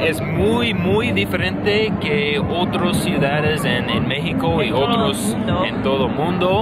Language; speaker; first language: Spanish; non-native, learner; English